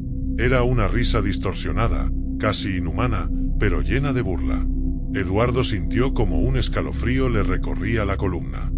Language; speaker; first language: Spanish; native; Spanish